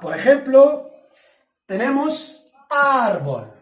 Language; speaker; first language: Spanish; non-native, fluent; Arabic